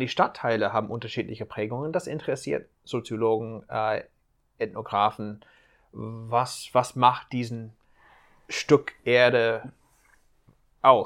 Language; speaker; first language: German; non-native, fluent; English